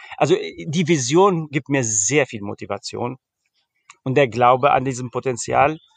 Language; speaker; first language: German; early bilingual, heritage; German